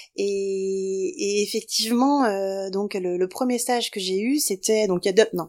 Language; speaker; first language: French; native; French